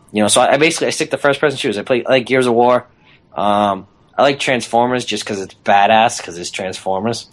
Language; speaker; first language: English; native; English